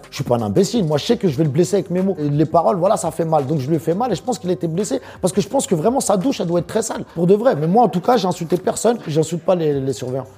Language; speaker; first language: French; early bilingual, other home language; Arabic